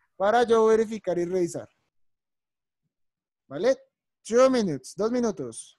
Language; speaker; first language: Spanish; native; Spanish